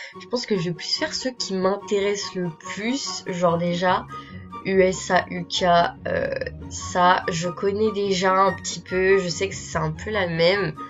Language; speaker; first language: French; early bilingual, other home language; Portuguese